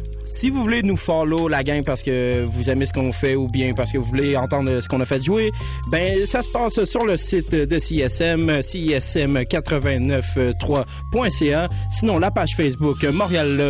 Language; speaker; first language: French; native; French